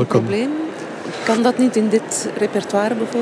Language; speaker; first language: Dutch; native; Dutch